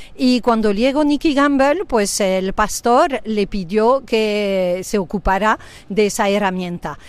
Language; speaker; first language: Spanish; non-native, fluent; French